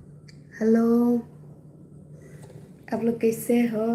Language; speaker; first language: Hindi; non-native, learner; Khasi